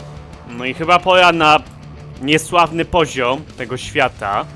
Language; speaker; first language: Polish; native; Polish